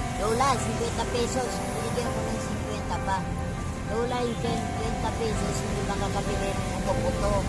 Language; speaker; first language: Filipino; non-native, local second language; Masbatenyo